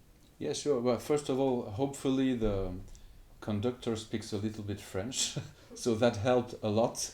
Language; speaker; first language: English; non-native, fluent; French